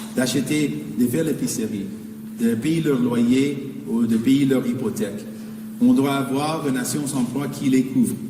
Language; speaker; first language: French; non-native, fluent; English